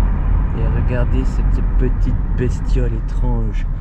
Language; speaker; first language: French; native; French